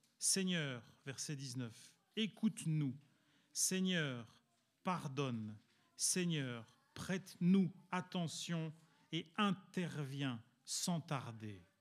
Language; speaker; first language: French; early bilingual, other home language; Italian